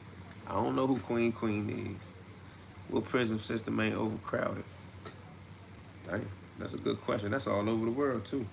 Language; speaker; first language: English; native; English